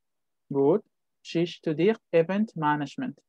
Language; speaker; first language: German; non-native, fluent; Spanish